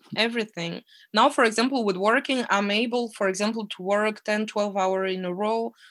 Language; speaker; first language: English; non-native, fluent; French